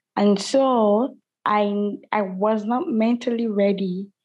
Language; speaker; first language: English; non-native, local second language; Yoruba